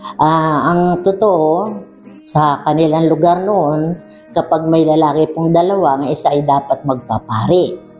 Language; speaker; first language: Filipino; non-native, local second language; Bikol